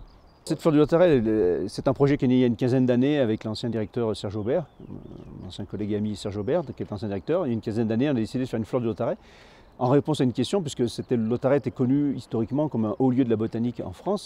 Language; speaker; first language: French; native; French